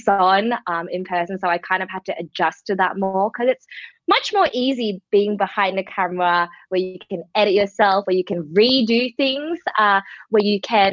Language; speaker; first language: English; native; English